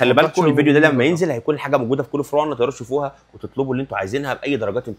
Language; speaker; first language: Arabic; native; Arabic